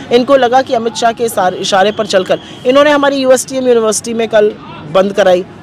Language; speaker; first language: Hindi; native; Hindi